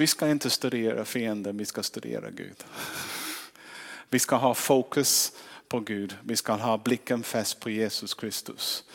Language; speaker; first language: Swedish; non-native, fluent; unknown